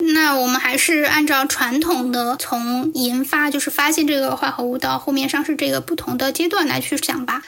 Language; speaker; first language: Chinese; native; Chinese